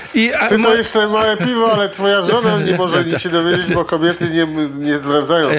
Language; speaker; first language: Polish; native; Polish